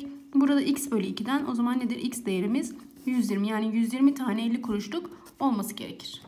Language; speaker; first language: Turkish; native; Turkish